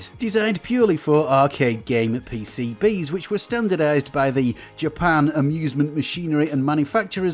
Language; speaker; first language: English; native; English